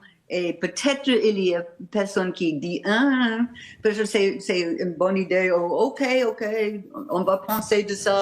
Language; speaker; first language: French; non-native, fluent; English